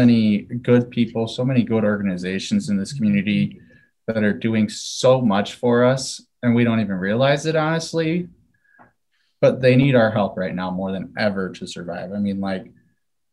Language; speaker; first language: English; native; English